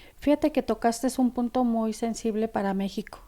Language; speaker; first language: Spanish; native; Spanish